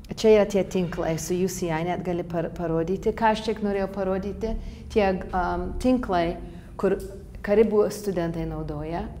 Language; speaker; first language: Lithuanian; early bilingual, heritage; Lithuanian